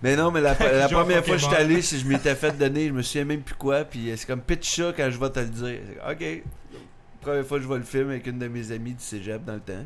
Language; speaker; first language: French; native; French